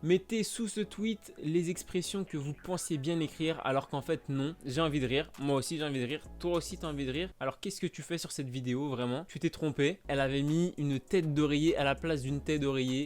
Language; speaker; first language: French; native; French